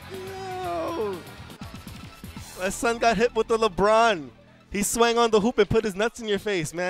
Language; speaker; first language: English; native; English